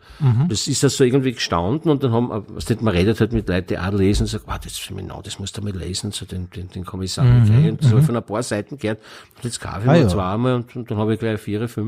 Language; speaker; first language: German; native; German